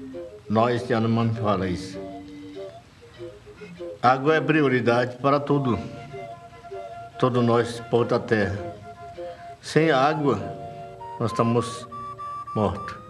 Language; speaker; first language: Portuguese; non-native, local second language; Yanomámi